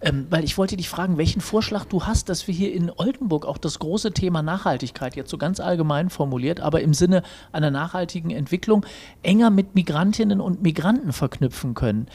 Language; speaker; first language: German; native; German